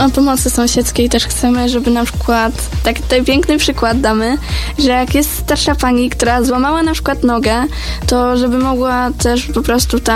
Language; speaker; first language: Polish; native; Polish